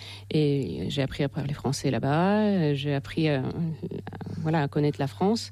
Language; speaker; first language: French; non-native, fluent; Russian